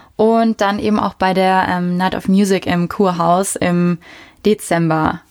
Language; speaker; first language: German; native; German